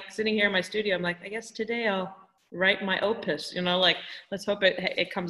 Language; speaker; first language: English; native; English